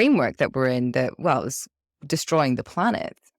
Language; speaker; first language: English; native; English